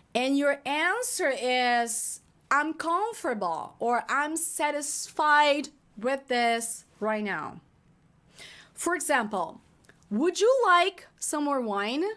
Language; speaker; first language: English; non-native, fluent; Portuguese